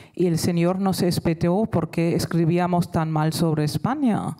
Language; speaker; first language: Spanish; non-native, fluent; German